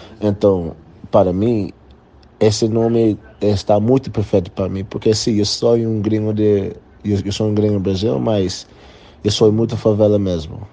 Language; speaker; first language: Portuguese; non-native, learner; English